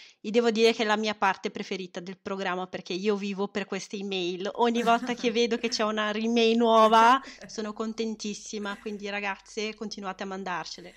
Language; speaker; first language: Italian; non-native, fluent; Portuguese